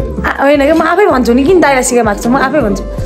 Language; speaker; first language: English; non-native, learner; Nepali